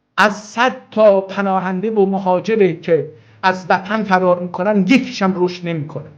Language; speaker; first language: Persian; non-native, local second language; Azerbaijani